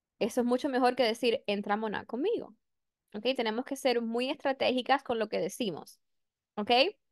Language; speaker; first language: Spanish; early bilingual, heritage; Spanish